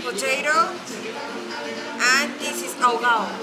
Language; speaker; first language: English; non-native, fluent; Spanish